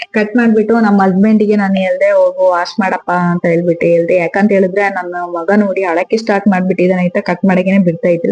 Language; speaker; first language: Kannada; non-native, local second language; Kodava